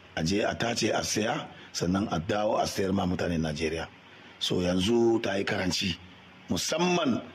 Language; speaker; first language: Hausa; native; Hausa